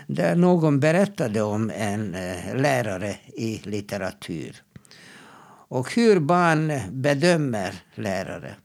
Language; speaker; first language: Swedish; non-native, fluent; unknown